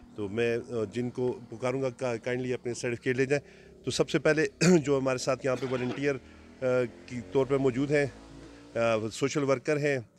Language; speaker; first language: Urdu; non-native, local second language; Northern Hindko